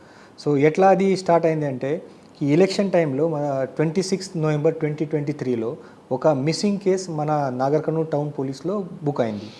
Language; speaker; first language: Telugu; non-native, learner; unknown